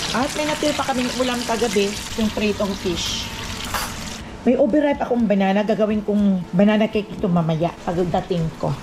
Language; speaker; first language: Filipino; non-native, local second language; Cebuano